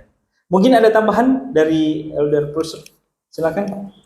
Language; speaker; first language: Indonesian; native; Indonesian